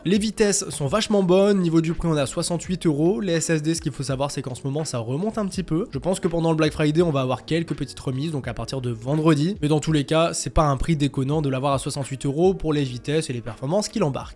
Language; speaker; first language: French; native; French